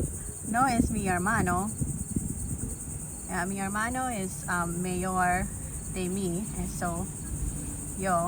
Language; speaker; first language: Spanish; non-native, learner; Lao